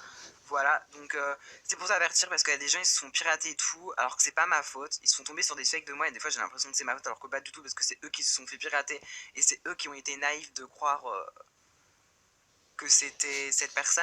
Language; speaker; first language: French; native; French